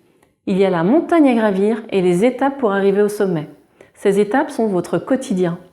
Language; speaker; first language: French; native; French